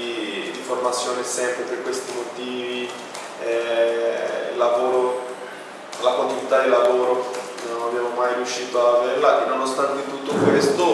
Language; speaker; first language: Italian; non-native, fluent; Portuguese